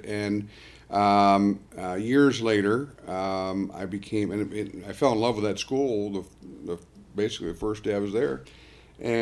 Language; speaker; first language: English; native; English